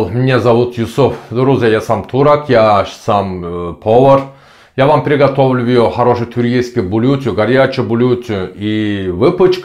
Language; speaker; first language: Russian; non-native, learner; Turkish